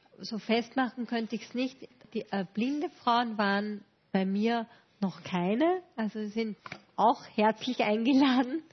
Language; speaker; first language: German; native; German